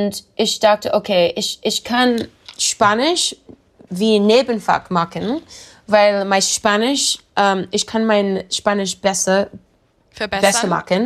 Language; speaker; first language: German; non-native, learner; English